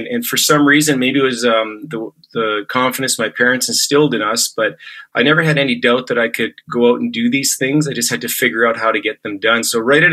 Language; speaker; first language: English; native; English